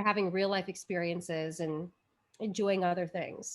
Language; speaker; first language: English; native; English